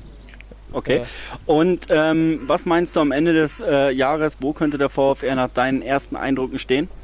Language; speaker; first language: German; native; German